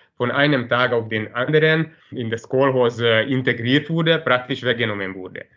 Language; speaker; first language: German; non-native, fluent; Hungarian